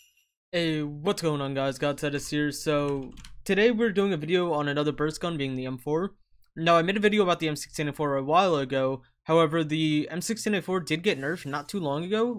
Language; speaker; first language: English; native; English